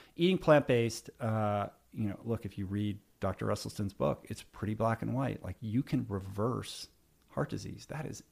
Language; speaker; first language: English; native; English